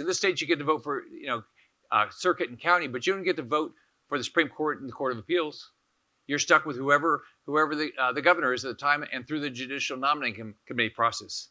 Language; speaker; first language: English; native; English